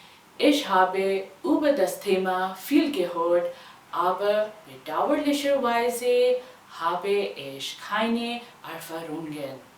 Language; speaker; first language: German; non-native, fluent; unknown